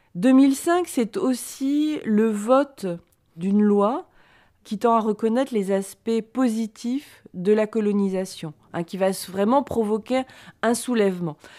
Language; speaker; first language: French; native; French